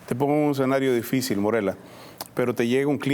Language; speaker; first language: Spanish; native; Spanish